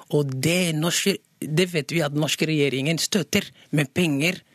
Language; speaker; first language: Norwegian; early bilingual, other home language; Somali